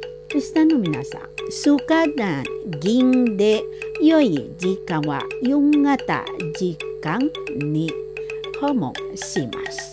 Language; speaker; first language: Japanese; non-native, fluent; Indonesian